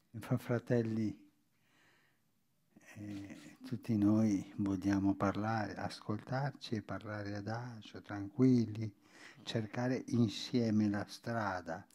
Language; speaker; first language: Italian; non-native, fluent; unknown